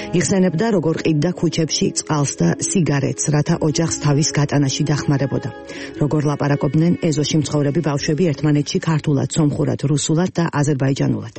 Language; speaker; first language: Georgian; native; Georgian